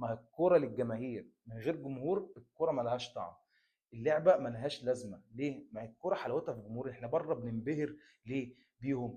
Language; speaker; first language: Arabic; native; Arabic